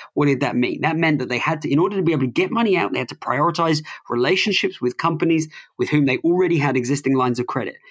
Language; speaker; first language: English; native; English